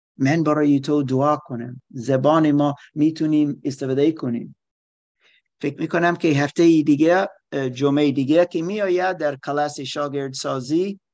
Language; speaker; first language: Persian; non-native, learner; German